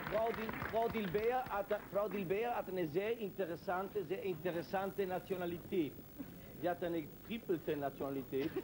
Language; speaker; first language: German; non-native, fluent; Italian